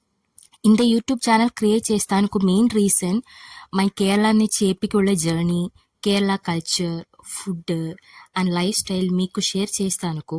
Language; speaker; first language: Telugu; non-native, learner; Malayalam